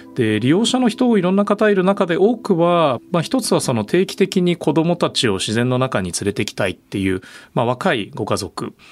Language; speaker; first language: Japanese; native; Japanese